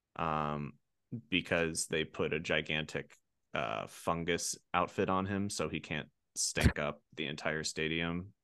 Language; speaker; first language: English; native; English